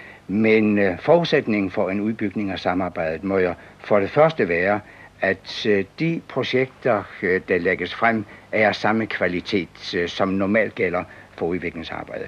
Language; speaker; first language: Danish; native; Danish